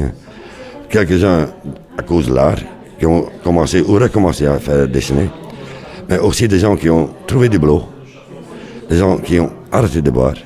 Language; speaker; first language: French; non-native, local second language; Dutch